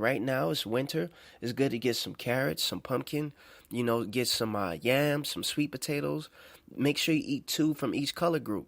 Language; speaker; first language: English; native; English